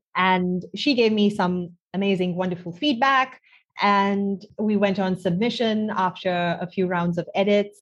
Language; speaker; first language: English; non-native, local second language; Sinhala